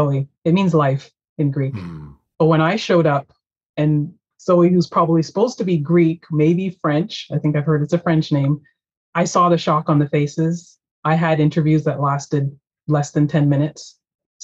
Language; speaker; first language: English; native; English